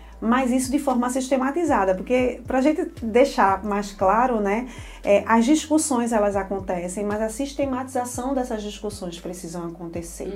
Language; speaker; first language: Portuguese; native; Portuguese